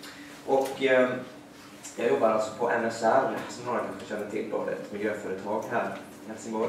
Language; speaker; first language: Swedish; native; Swedish